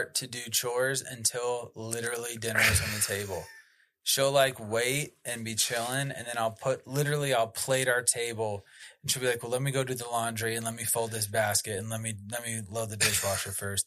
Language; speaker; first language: English; native; English